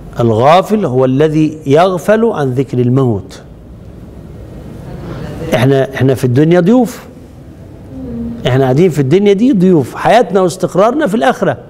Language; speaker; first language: Arabic; native; Arabic